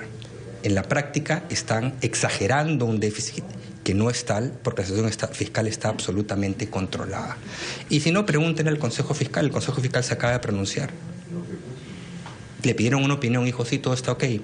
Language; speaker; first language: Spanish; native; Spanish